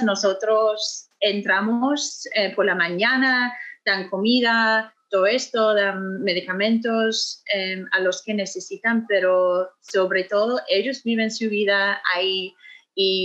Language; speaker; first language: Spanish; non-native, fluent; English